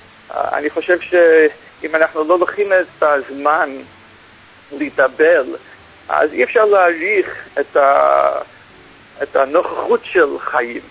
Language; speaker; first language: Hebrew; non-native, fluent; English